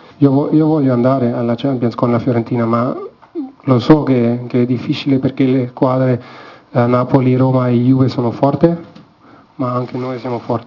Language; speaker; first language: Italian; non-native, learner; German